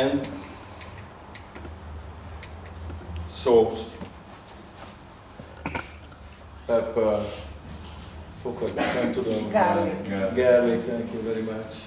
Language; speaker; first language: English; non-native, learner; Hungarian